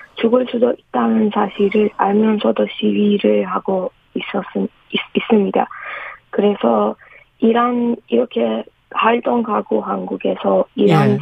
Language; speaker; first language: Korean; non-native, learner; Persian